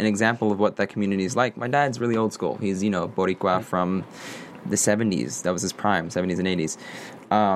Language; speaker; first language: English; native; English